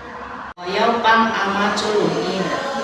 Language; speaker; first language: Chinese; non-native, learner; Indonesian